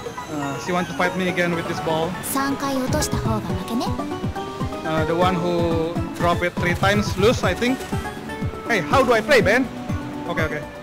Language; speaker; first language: English; non-native, fluent; Indonesian